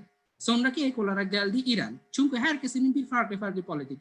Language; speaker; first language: Turkish; non-native, fluent; Bangla